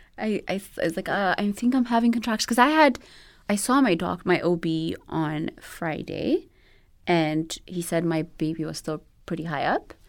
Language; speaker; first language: English; non-native, local second language; Amharic